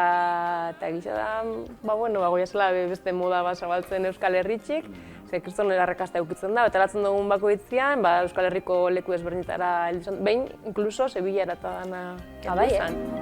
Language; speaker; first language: Basque; native; Basque